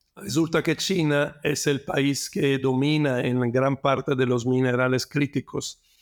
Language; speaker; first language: Spanish; non-native, fluent; Italian